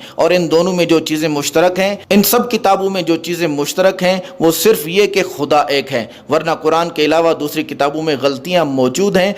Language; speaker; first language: Urdu; native; Urdu